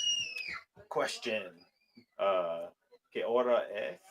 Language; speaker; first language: Spanish; non-native, learner; English